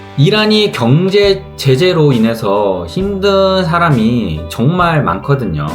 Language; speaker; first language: Korean; native; Korean